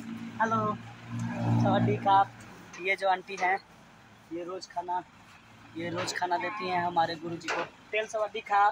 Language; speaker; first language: Hindi; non-native, local second language; Bhojpuri